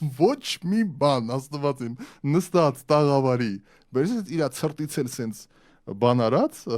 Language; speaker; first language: Armenian; early bilingual, other home language; Russian